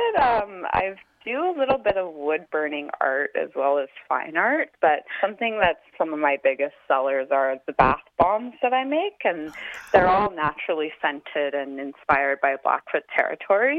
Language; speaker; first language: English; native; English